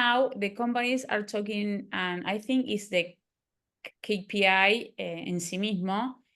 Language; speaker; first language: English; non-native, learner; Spanish